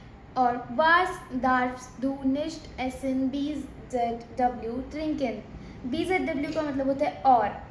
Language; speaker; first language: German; non-native, fluent; Hindi